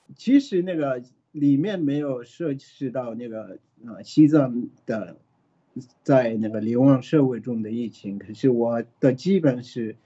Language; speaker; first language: Chinese; early bilingual, other home language; Tibetan